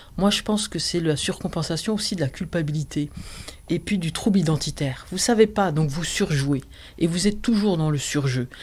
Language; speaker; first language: French; early bilingual, other home language; Arabic